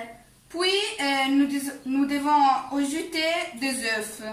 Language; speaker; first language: French; non-native, learner; Italian